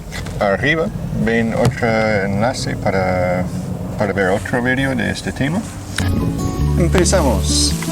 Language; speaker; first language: Spanish; non-native, fluent; English